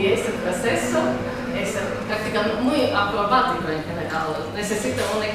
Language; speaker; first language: Spanish; non-native, learner; Latvian